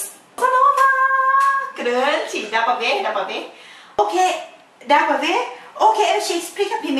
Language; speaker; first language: Portuguese; non-native, fluent; Thai